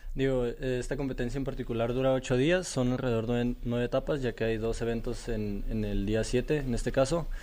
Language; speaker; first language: Spanish; native; Spanish